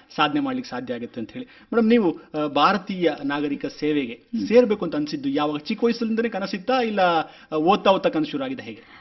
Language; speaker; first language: Kannada; native; Kannada